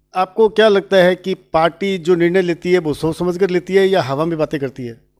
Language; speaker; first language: Hindi; native; Hindi